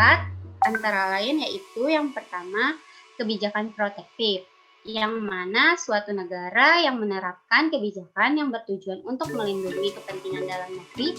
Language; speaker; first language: Indonesian; native; Indonesian